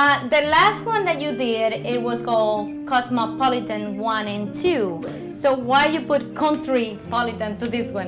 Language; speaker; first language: English; non-native, fluent; Spanish